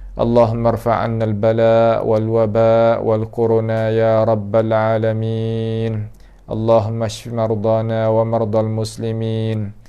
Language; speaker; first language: Arabic; non-native, fluent; Malay